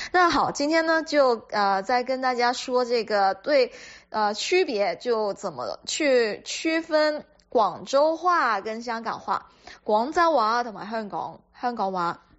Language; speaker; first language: Chinese; non-native, local second language; Cantonese